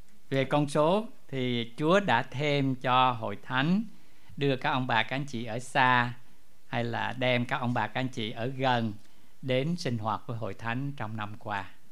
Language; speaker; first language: Vietnamese; native; Vietnamese